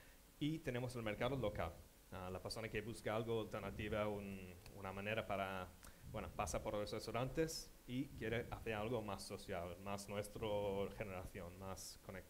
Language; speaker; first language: Spanish; non-native, fluent; English